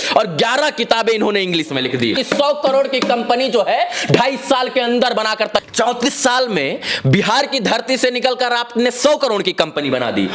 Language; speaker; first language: Hindi; native; Hindi